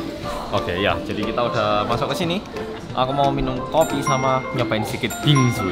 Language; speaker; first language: Indonesian; early bilingual, other home language; Korean